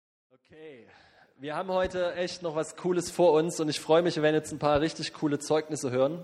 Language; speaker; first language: German; native; German